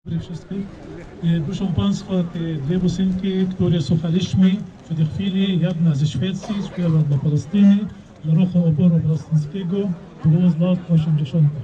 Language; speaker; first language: Polish; non-native, fluent; Arabic